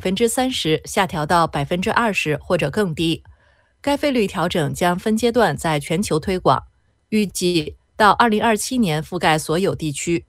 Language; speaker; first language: Chinese; native; Chinese